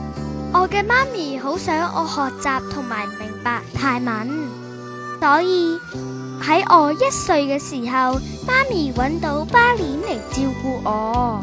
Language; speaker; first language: Cantonese; early bilingual, other home language; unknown